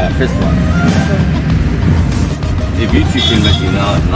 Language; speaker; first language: English; non-native, learner; Arabic